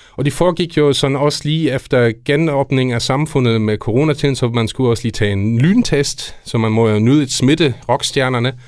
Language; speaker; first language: Danish; non-native, fluent; German